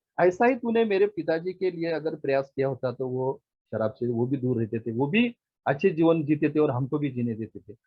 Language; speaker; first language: Hindi; non-native, local second language; Marathi